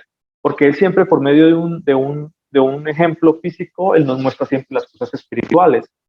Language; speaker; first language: Spanish; native; Spanish